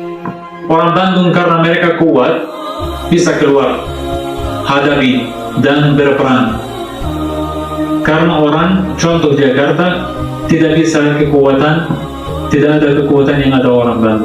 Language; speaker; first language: Indonesian; non-native, fluent; Arabic